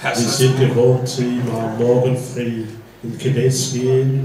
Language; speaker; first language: German; non-native, learner; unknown